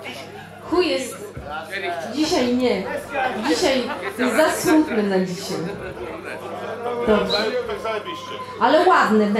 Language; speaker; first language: Polish; non-native, learner; Czech